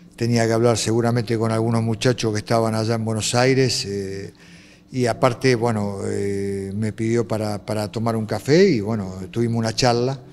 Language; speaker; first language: Spanish; native; Spanish